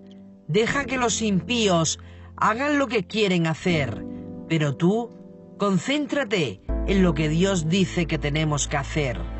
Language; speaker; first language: Spanish; native; Spanish